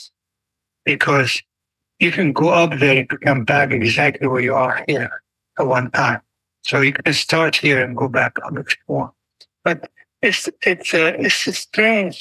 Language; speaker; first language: English; non-native, fluent; Arabic